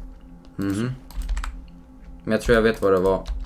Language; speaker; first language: Swedish; native; Swedish